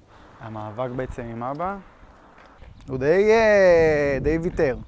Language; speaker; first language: Hebrew; native; Hebrew